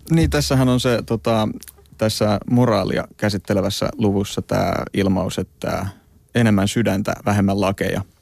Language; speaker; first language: Finnish; native; Finnish